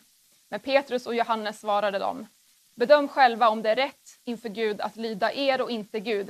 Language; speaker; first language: Swedish; native; Swedish